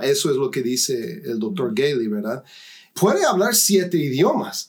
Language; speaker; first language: Spanish; non-native, fluent; English